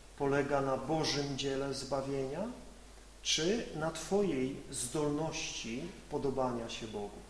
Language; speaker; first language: Polish; native; Polish